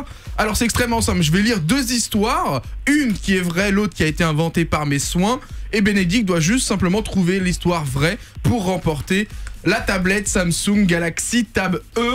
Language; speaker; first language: French; native; French